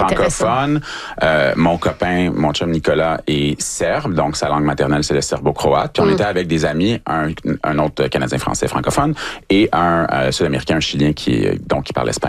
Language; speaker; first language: French; native; French